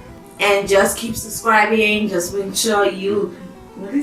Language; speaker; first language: English; native; English